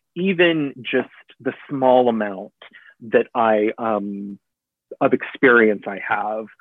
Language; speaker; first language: English; native; English